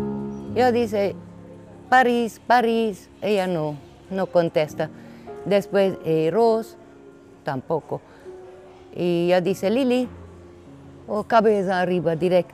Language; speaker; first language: Spanish; non-native, learner; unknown